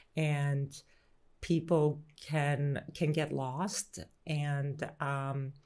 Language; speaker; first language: English; early bilingual, other home language; Greek